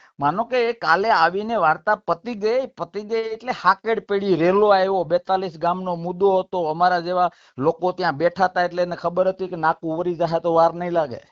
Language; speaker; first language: Gujarati; native; Gujarati